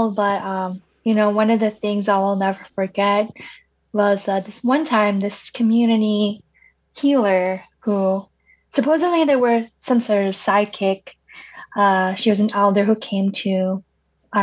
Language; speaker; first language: English; early bilingual, other home language; Cebuano